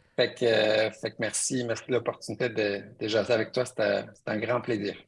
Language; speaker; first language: French; early bilingual, other home language; Spanish